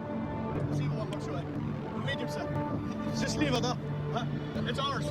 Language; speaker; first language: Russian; non-native, learner; English